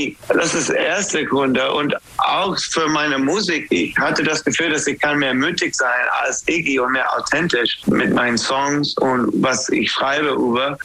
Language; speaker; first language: German; non-native, fluent; English